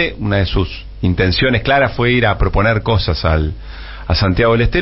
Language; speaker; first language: Spanish; native; Spanish